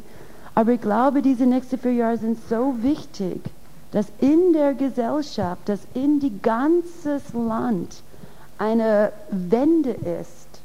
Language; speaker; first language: German; non-native, fluent; English